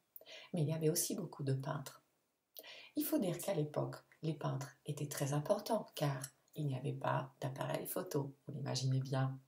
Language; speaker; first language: French; non-native, fluent; Italian